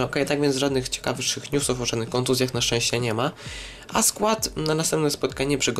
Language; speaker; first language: Polish; native; Polish